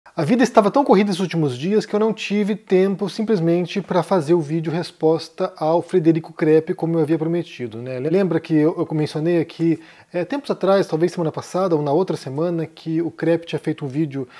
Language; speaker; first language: Portuguese; native; Portuguese